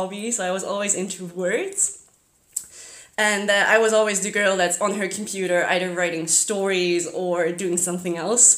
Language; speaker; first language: English; non-native, fluent; German